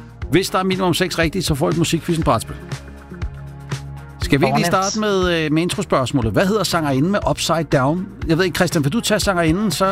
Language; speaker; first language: Danish; native; Danish